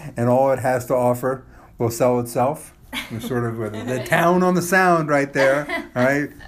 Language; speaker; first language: English; native; English